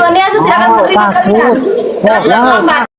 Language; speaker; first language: Indonesian; native; Indonesian